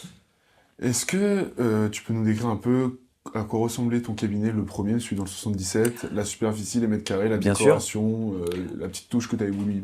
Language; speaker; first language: French; native; French